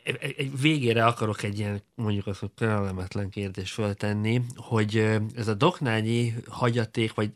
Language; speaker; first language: Hungarian; native; Hungarian